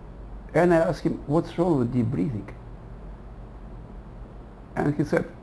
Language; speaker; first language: English; non-native, fluent; Russian